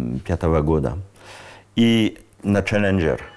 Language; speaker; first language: Russian; non-native, fluent; French